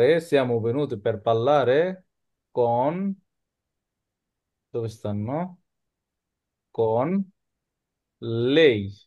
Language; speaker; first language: Italian; non-native, learner; Bangla